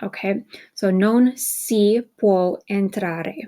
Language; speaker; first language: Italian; non-native, fluent; English